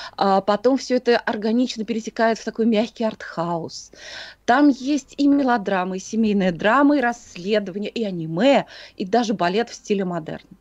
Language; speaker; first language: Russian; native; Russian